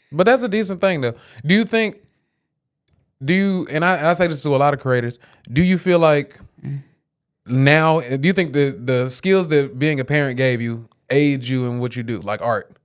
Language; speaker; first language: English; native; English